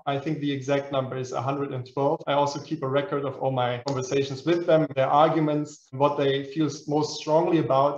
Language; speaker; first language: English; non-native, fluent; German